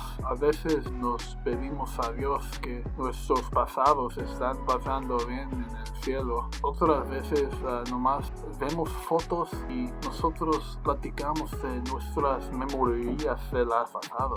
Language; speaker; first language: Spanish; early bilingual, heritage; Spanish